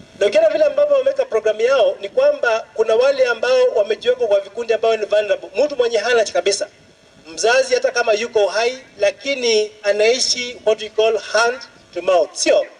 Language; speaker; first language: Swahili; non-native, local second language; Luo (Kenya and Tanzania)